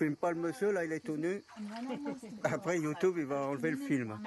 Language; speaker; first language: French; native; French